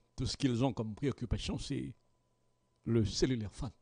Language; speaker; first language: French; native; French